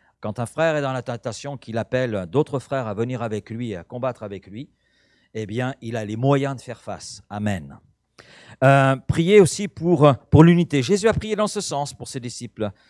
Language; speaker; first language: French; native; French